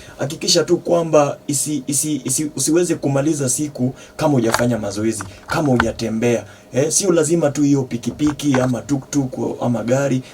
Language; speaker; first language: Swahili; non-native, local second language; Gusii